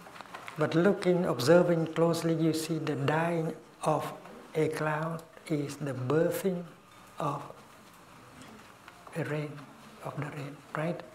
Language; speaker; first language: English; non-native, fluent; Vietnamese